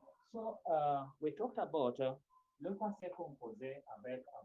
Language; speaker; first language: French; non-native, fluent; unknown